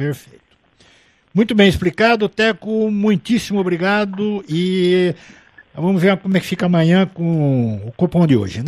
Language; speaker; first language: Portuguese; native; Portuguese